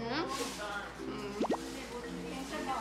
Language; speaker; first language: Korean; non-native, fluent; Thai